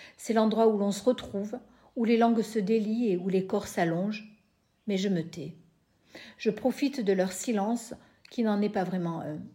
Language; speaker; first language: French; native; French